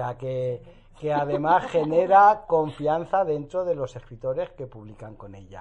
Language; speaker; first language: Spanish; native; Spanish